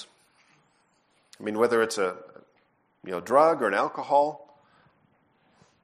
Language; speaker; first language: English; native; English